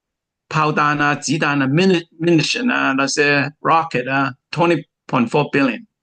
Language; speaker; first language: Chinese; native; Chinese